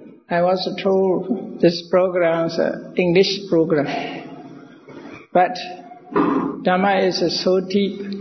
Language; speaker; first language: English; non-native, fluent; Burmese